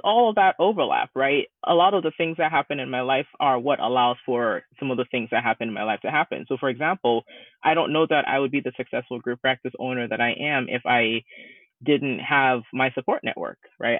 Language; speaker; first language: English; non-native, local second language; Akan